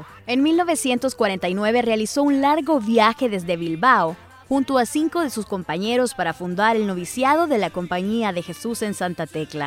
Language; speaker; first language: Spanish; native; Spanish